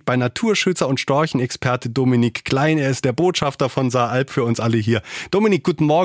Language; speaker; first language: German; native; German